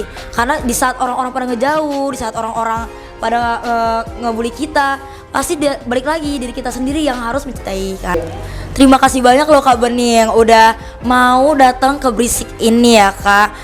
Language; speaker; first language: Indonesian; native; Indonesian